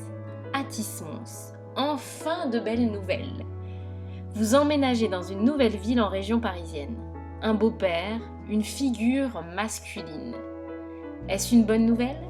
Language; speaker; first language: French; native; French